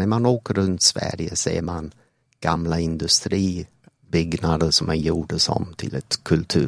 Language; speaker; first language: Swedish; non-native, fluent; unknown